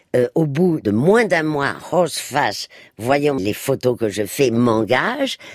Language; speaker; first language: French; early bilingual, other home language; Spanish